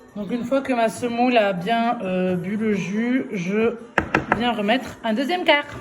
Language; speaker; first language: French; early bilingual, other home language; Arabic